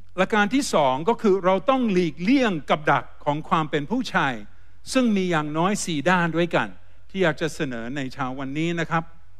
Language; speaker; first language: Thai; non-native, fluent; English